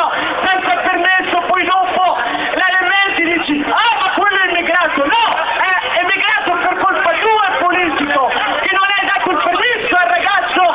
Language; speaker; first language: Italian; non-native, fluent; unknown